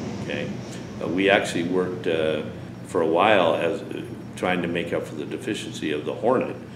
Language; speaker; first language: English; native; English